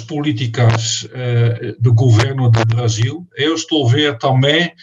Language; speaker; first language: Portuguese; non-native, fluent; Dutch